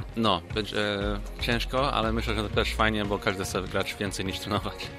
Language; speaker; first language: Polish; early bilingual, heritage; Polish